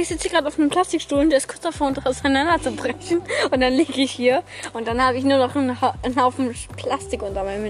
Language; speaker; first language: German; native; German